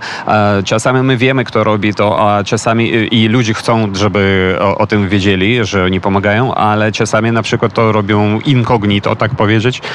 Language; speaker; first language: Polish; non-native, fluent; Ukrainian